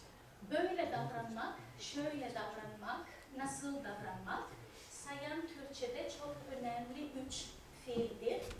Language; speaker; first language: Turkish; non-native, fluent; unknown